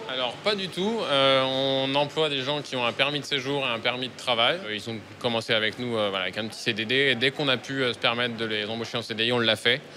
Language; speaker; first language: French; native; French